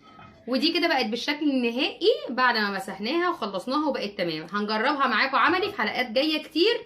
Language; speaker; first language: Arabic; native; Arabic